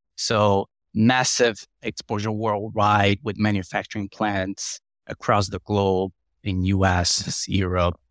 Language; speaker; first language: English; non-native, fluent; Portuguese